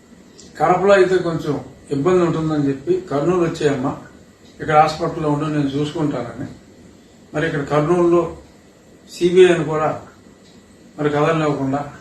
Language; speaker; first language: Telugu; native; Telugu